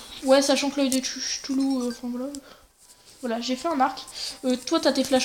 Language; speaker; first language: French; native; French